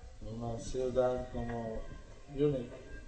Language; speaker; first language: Spanish; non-native, learner; English